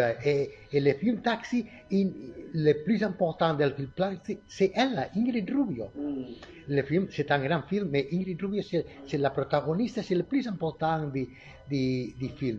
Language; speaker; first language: French; non-native, learner; Catalan